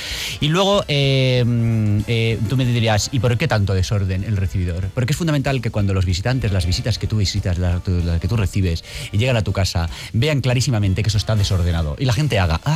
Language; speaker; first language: Spanish; native; Spanish